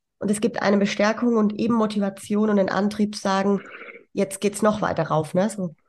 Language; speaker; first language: German; native; German